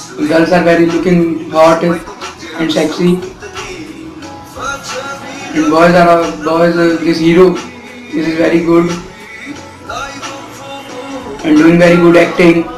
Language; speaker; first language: English; non-native, learner; Hindi